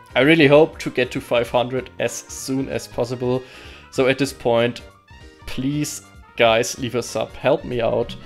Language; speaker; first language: English; non-native, fluent; German